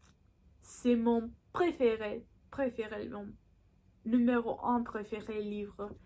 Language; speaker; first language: French; non-native, learner; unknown